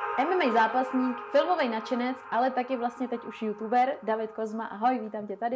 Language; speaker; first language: Czech; native; Czech